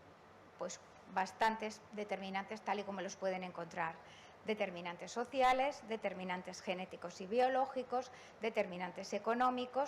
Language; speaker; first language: Spanish; native; Spanish